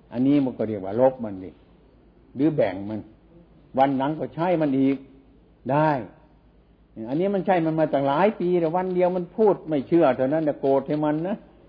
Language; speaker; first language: Thai; non-native, local second language; Northeastern Thai